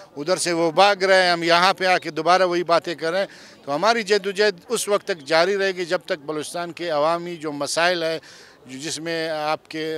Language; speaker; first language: Urdu; non-native, local second language; Baluchi